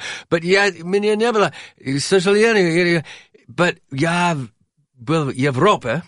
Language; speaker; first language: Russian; non-native, learner; English